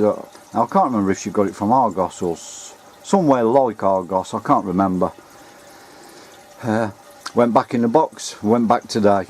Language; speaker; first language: English; native; English